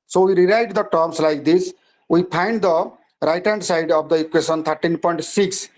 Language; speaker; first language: English; non-native, local second language; Hindi